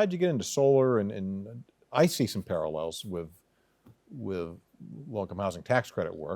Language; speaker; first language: English; native; English